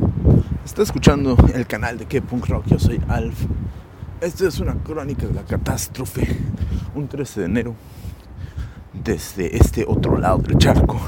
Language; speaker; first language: Spanish; native; Spanish